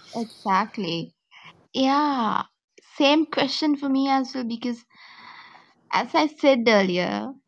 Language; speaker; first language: English; non-native, local second language; Sinhala